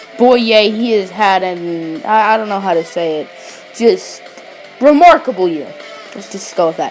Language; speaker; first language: English; native; English